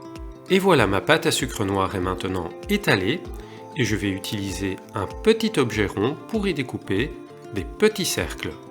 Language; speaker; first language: French; native; French